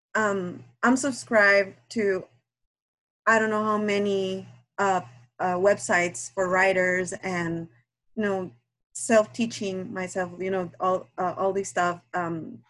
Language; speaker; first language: English; non-native, fluent; Spanish